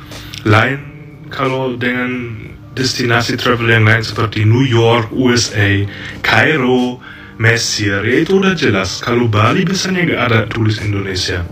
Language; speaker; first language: Indonesian; non-native, fluent; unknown